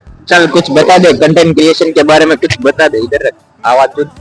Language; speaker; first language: Hindi; native; Hindi